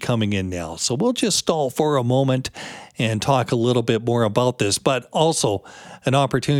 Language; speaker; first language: English; native; English